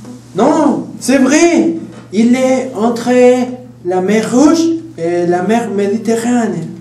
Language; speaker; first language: French; non-native, learner; Spanish